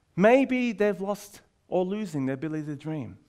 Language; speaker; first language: English; native; English